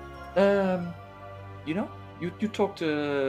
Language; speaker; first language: English; non-native, fluent; Dutch